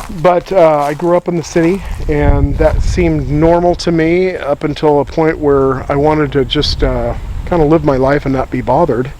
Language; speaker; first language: English; native; English